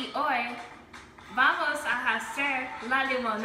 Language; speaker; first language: Spanish; non-native, learner; English